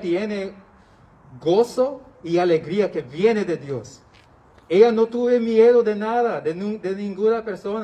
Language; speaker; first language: Spanish; non-native, learner; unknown